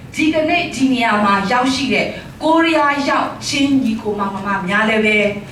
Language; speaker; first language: Burmese; non-native, local second language; Hakha Chin